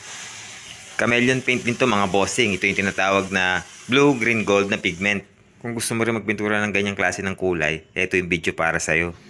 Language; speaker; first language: Filipino; native; Filipino